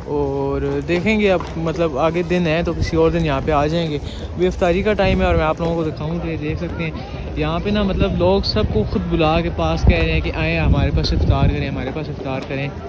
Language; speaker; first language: Urdu; non-native, local second language; Punjabi